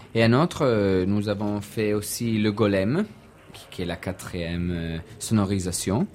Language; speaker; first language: French; non-native, learner; Italian